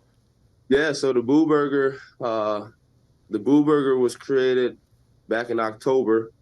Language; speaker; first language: English; native; English